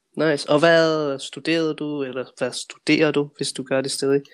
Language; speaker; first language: Danish; early bilingual, heritage; Danish